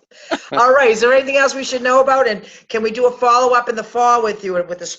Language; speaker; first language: English; native; English